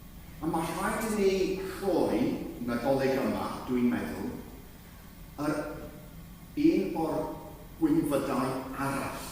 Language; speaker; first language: Welsh; non-native, fluent; English